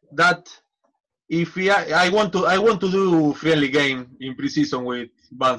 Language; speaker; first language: English; non-native, learner; Spanish